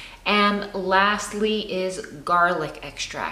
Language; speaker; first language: English; native; English